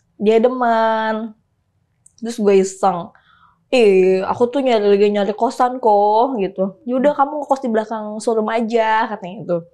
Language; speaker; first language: Indonesian; native; Indonesian